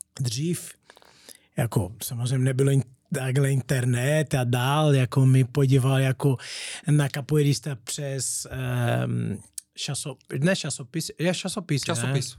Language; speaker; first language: Czech; non-native, learner; Portuguese